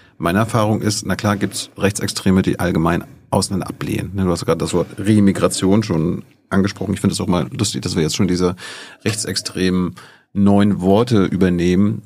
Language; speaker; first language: German; native; German